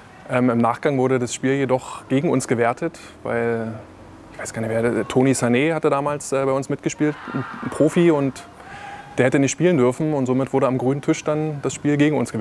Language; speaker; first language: German; native; German